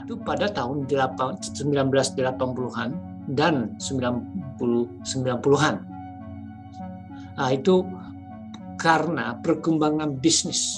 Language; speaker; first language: Indonesian; non-native, fluent; Japanese